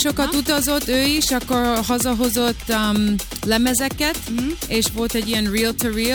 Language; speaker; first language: Hungarian; early bilingual, heritage; Hungarian